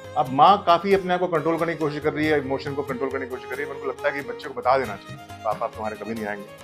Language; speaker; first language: Hindi; native; Hindi